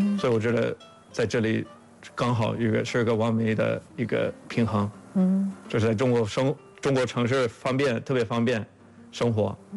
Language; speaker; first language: Chinese; non-native, fluent; English